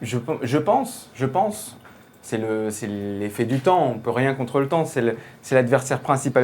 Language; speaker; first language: French; native; French